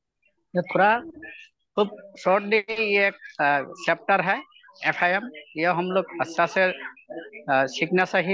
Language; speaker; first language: Hindi; non-native, local second language; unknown